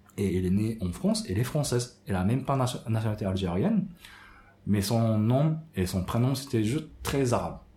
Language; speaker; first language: French; non-native, fluent; Japanese